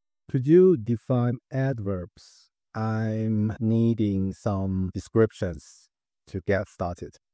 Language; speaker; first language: English; non-native, fluent; Chinese